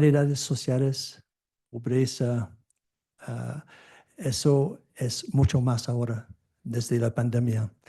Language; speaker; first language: Spanish; non-native, fluent; French